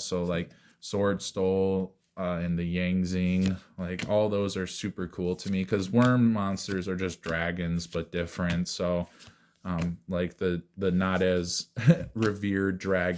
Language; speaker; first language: English; native; English